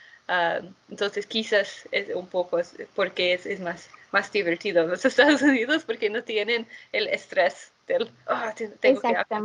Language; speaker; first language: Spanish; non-native, fluent; English